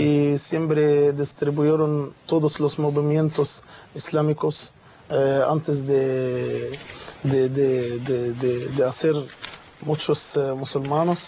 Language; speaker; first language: Spanish; non-native, learner; Portuguese